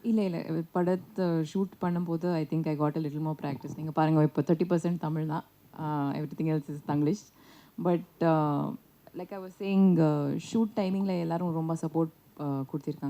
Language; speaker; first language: Tamil; non-native, learner; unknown